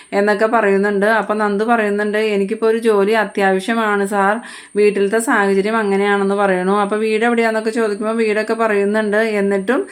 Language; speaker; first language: Malayalam; native; Malayalam